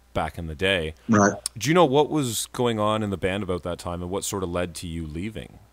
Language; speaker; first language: English; native; English